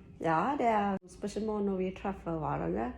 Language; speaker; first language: Norwegian; non-native, learner; Thai